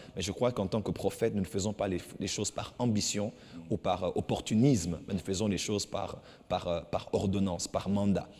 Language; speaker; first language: French; non-native, local second language; Lingala